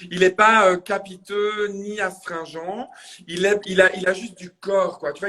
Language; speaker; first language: French; native; French